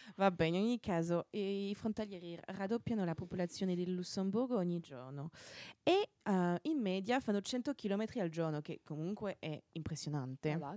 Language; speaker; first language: Italian; non-native, fluent; French